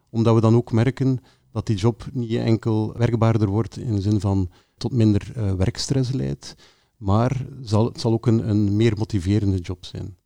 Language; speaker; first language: Dutch; native; Dutch